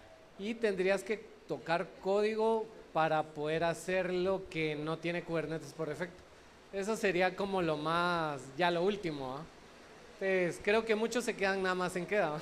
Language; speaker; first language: Spanish; native; Spanish